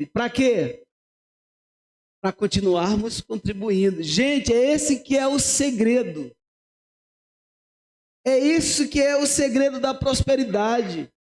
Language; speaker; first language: Portuguese; native; Portuguese